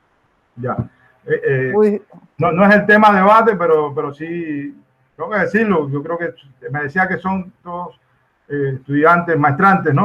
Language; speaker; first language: Spanish; native; Spanish